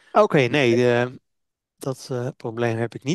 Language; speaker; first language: Dutch; native; Dutch